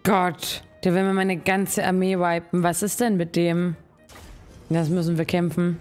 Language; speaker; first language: German; native; German